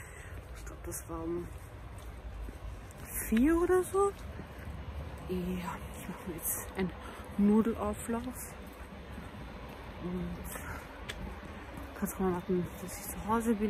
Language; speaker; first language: German; early bilingual, heritage; German